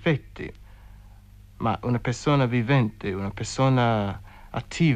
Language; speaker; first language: Italian; non-native, fluent; English